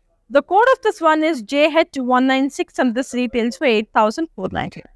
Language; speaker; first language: English; non-native, local second language; Telugu